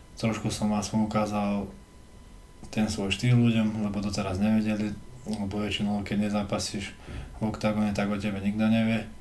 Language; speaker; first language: Slovak; early bilingual, heritage; Slovak